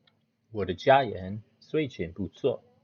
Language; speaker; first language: Chinese; non-native, learner; English